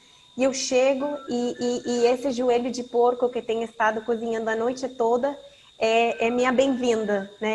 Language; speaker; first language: Portuguese; non-native, fluent; Spanish